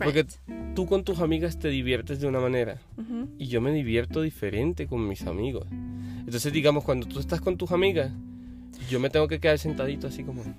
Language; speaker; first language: Spanish; native; Spanish